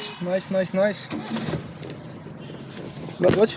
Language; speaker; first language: English; non-native, learner; French